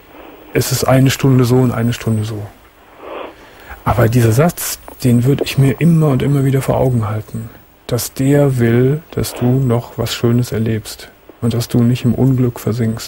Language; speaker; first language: German; native; German